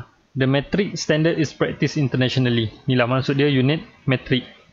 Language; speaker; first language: English; non-native, local second language; Malay